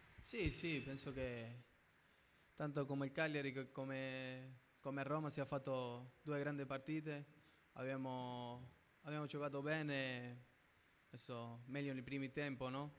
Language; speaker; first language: Italian; non-native, fluent; Spanish